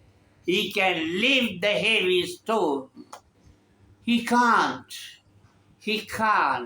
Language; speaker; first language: English; non-native, local second language; Urdu